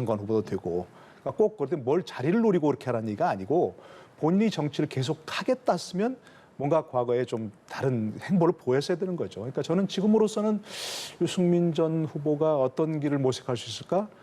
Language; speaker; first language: Korean; native; Korean